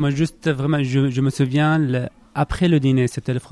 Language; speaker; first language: French; non-native, learner; Arabic